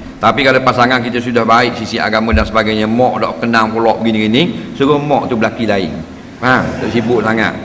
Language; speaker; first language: Malay; native; Malay